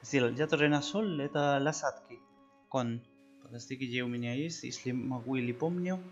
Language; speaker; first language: Russian; non-native, learner; Spanish